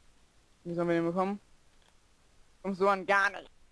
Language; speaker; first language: German; native; German